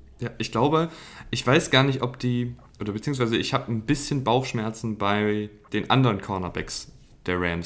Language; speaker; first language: German; native; German